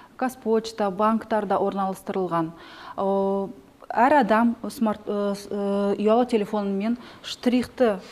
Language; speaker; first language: Kazakh; native; Kazakh